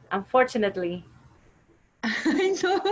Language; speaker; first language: Spanish; native; Spanish